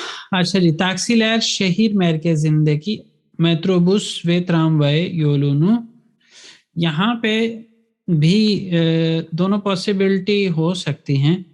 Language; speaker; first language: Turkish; non-native, fluent; Urdu